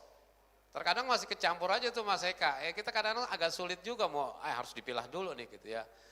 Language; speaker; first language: Indonesian; native; Indonesian